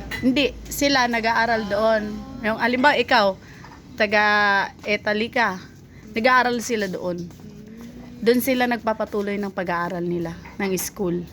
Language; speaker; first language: Filipino; non-native, local second language; Cebuano